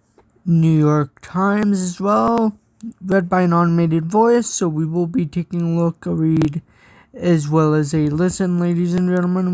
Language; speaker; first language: English; native; English